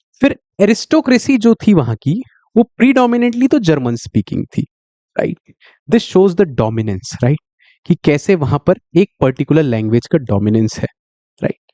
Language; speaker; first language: Hindi; native; Hindi